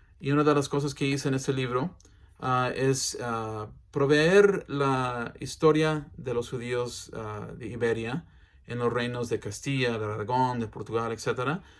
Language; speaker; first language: Spanish; early bilingual, heritage; English